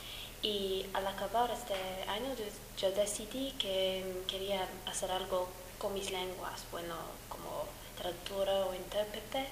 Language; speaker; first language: Spanish; non-native, fluent; English